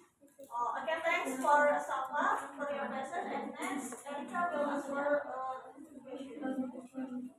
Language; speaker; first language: English; non-native, learner; Indonesian